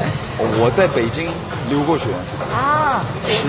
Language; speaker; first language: Chinese; non-native, fluent; Korean